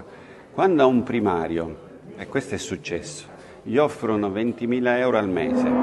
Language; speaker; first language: Italian; native; Italian